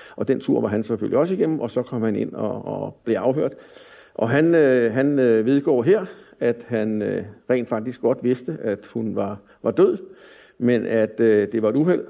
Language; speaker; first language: Danish; native; Danish